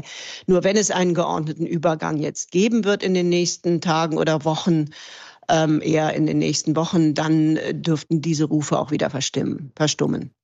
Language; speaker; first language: German; native; German